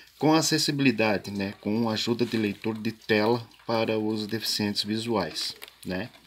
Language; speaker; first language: Portuguese; native; Portuguese